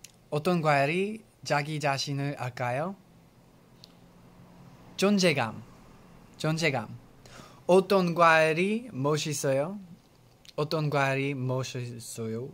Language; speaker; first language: Korean; non-native, learner; English